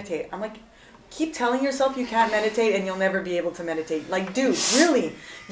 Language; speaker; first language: English; native; English